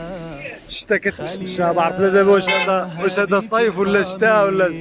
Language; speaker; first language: Arabic; native; Arabic